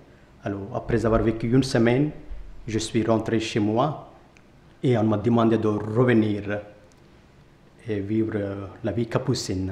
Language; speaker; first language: French; non-native, fluent; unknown